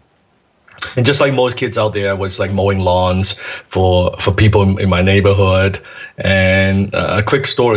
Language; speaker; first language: English; non-native, local second language; Cantonese